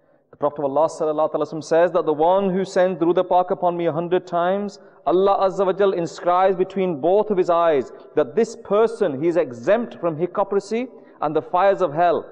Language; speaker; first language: English; early bilingual, other home language; Urdu